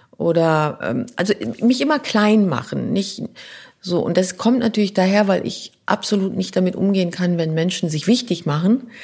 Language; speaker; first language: German; non-native, local second language; French